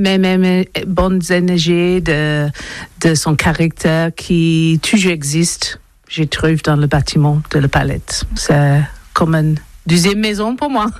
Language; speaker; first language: French; non-native, learner; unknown